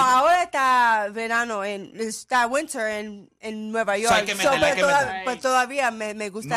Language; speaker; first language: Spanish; early bilingual, heritage; Spanish